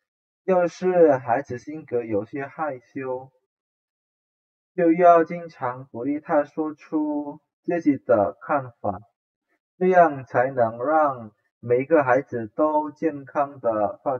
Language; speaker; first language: Chinese; non-native, fluent; Indonesian